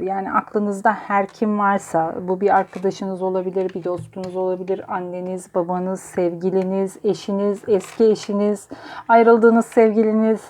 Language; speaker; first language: Turkish; native; Turkish